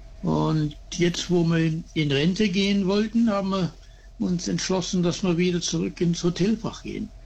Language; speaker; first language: German; early bilingual, heritage; German